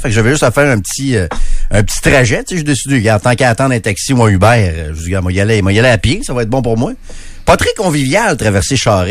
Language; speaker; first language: French; native; French